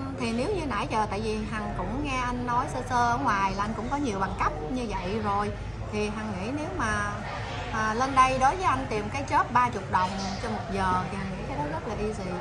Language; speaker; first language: Vietnamese; native; Vietnamese